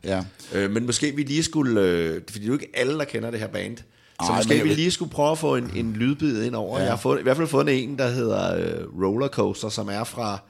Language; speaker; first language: Danish; native; Danish